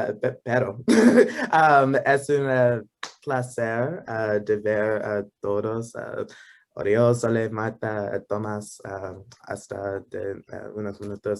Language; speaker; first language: Spanish; non-native, learner; English